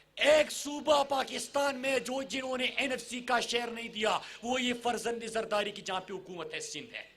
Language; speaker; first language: Urdu; non-native, local second language; Pashto